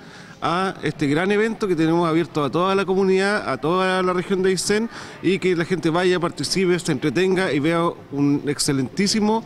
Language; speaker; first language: Spanish; native; Spanish